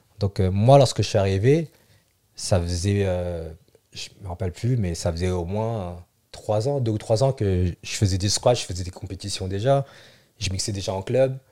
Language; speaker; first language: French; early bilingual, other home language; Vietnamese